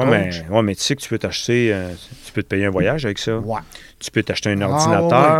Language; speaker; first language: French; native; French